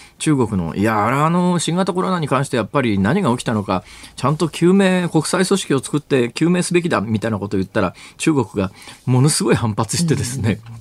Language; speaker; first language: Japanese; native; Japanese